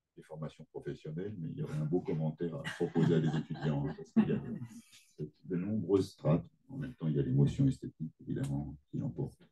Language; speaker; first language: French; native; French